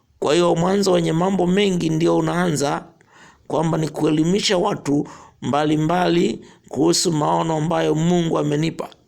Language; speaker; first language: Swahili; non-native, local second language; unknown